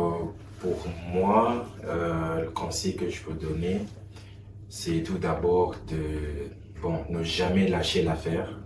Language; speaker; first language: French; non-native, fluent; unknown